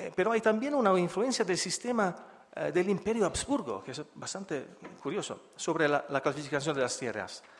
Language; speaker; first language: Spanish; non-native, fluent; Italian